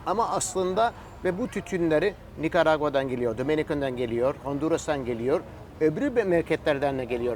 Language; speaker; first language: Turkish; early bilingual, heritage; Turkish